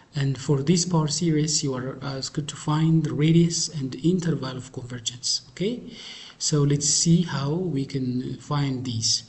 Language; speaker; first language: English; non-native, local second language; Amharic